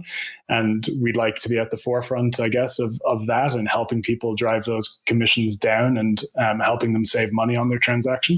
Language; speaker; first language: English; native; English